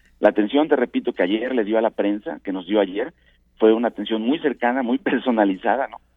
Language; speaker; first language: Spanish; native; Spanish